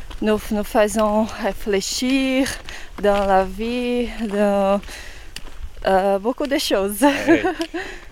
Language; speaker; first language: French; non-native, learner; Portuguese